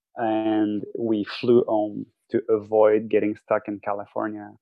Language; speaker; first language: English; non-native, fluent; French